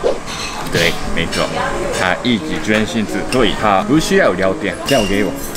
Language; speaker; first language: Chinese; non-native, fluent; Japanese